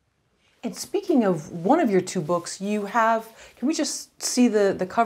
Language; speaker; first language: English; native; English